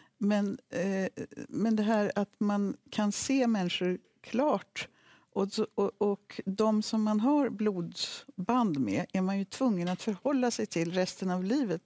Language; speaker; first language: Swedish; native; Swedish